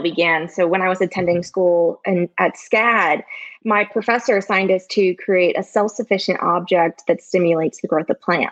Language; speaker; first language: English; native; English